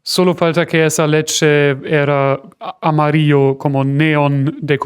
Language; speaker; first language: Spanish; non-native, fluent; German